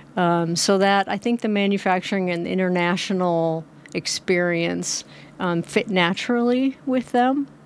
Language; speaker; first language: English; native; English